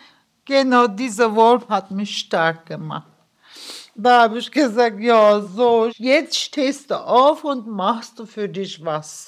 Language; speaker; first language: German; early bilingual, other home language; Turkish